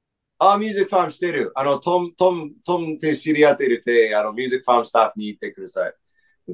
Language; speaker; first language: Japanese; non-native, fluent; English